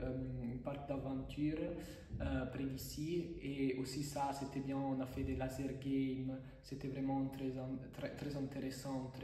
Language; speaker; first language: French; non-native, fluent; Italian